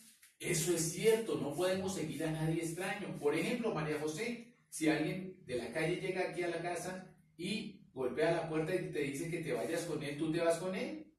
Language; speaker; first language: Spanish; native; Spanish